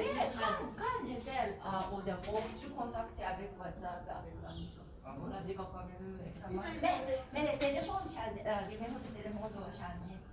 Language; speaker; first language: French; non-native, learner; Japanese